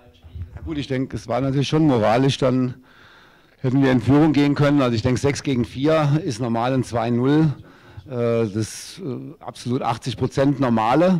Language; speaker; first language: German; native; German